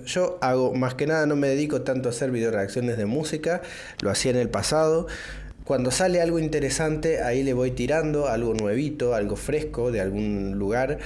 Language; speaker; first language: Spanish; native; Spanish